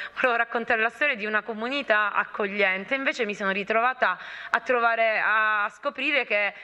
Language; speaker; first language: Italian; native; Italian